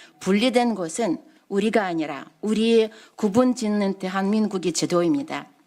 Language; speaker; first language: Korean; non-native, fluent; Russian